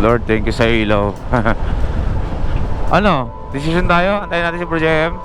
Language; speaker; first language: Filipino; native; Filipino